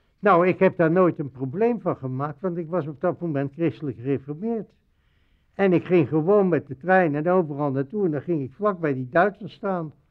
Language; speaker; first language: Dutch; native; Dutch